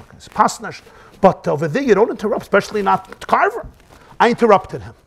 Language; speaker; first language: English; native; English